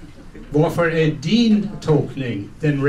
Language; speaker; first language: Swedish; non-native, fluent; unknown